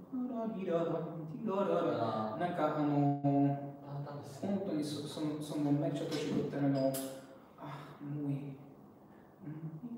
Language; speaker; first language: Japanese; non-native, learner; Hungarian